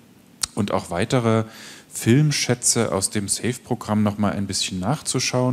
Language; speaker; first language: German; native; German